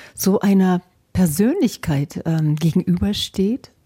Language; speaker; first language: German; native; German